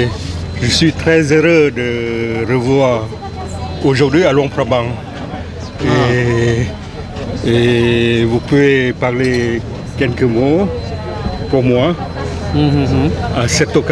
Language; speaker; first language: French; non-native, fluent; Lao